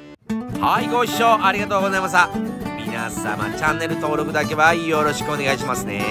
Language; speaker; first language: Japanese; native; Japanese